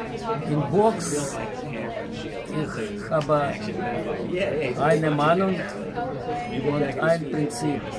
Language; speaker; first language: German; non-native, learner; Ukrainian